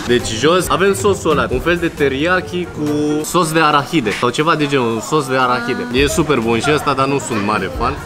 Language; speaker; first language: Romanian; early bilingual, other home language; Chinese